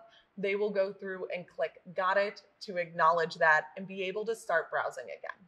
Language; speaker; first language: English; native; English